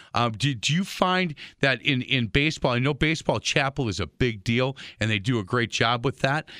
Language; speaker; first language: English; native; English